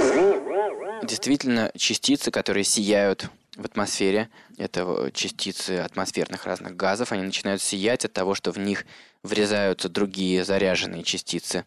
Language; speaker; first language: Russian; native; Russian